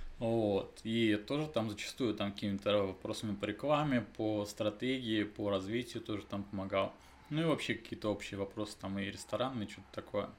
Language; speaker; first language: Russian; native; Russian